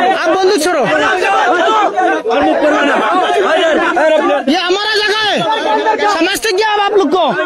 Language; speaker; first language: Hindi; non-native, learner; Bangla